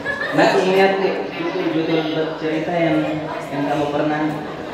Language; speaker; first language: Indonesian; non-native, fluent; Arabic